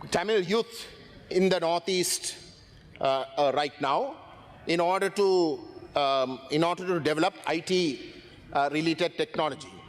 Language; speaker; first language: English; non-native, local second language; Tamil